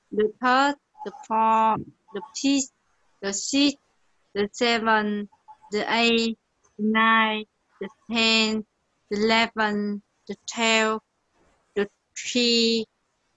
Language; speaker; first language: English; non-native, learner; Vietnamese